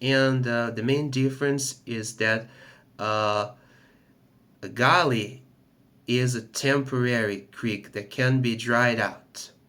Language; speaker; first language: English; non-native, fluent; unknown